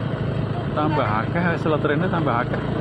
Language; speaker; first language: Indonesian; non-native, local second language; Javanese